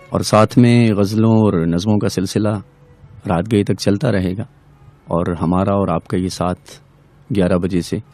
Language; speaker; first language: Urdu; non-native, local second language; Pashto